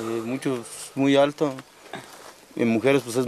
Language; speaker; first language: Spanish; non-native, local second language; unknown